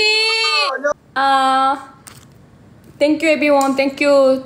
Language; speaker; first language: English; non-native, learner; Korean